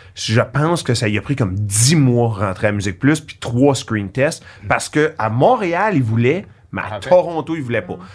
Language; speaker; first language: French; native; French